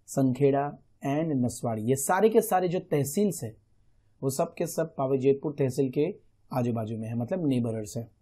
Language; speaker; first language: Hindi; non-native, local second language; Gujarati